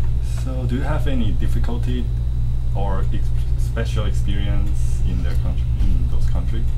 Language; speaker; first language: English; non-native, learner; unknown